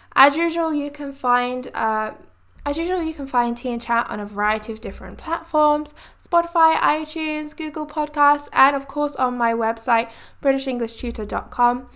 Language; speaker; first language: English; native; English